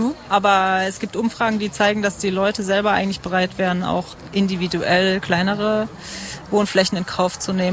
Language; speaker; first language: German; native; German